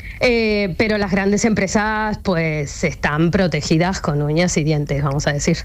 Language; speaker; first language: Spanish; native; Spanish